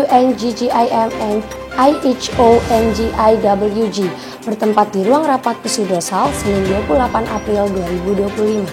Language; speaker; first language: Indonesian; native; Indonesian